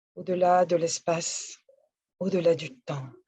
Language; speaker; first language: French; native; French